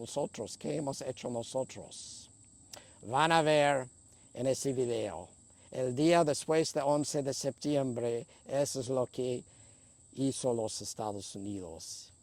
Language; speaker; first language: Spanish; non-native, fluent; English